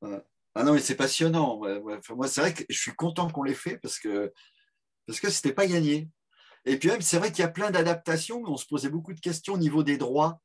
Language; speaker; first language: French; native; French